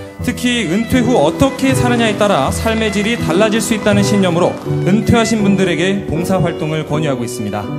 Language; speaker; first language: Korean; native; Korean